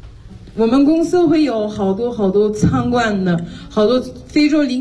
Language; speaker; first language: Chinese; non-native, fluent; French